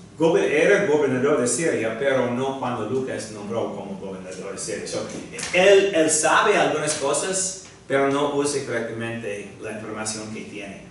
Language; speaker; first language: Spanish; non-native, fluent; English